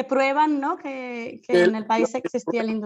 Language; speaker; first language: Spanish; non-native, local second language; Catalan